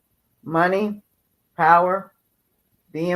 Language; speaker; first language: English; native; English